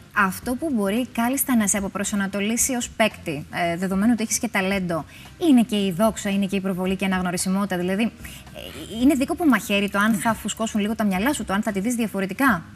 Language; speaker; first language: Greek; native; Greek